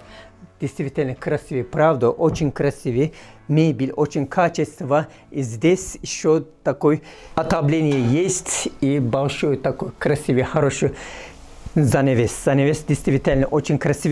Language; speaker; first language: Russian; non-native, fluent; Turkish